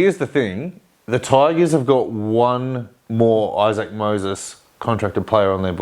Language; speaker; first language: English; native; English